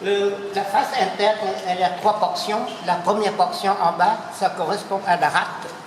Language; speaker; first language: French; native; French